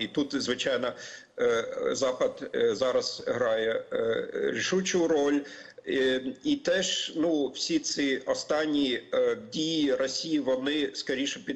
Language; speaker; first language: Ukrainian; non-native, fluent; German